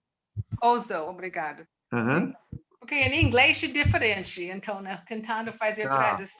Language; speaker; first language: Portuguese; non-native, learner; English